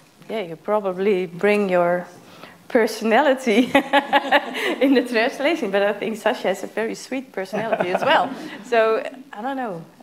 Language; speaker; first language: English; non-native, fluent; Dutch